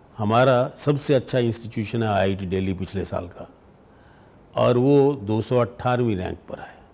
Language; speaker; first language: Hindi; native; Hindi